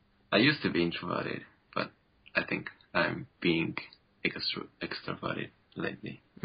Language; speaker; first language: English; non-native, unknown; Japanese